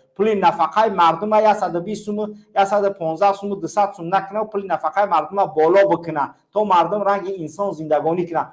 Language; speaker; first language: Tajik; native; Tajik